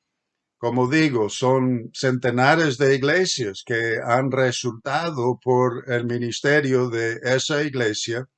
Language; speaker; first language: Spanish; non-native, fluent; English